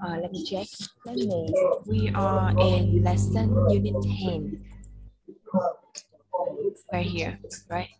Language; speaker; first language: English; non-native, fluent; Vietnamese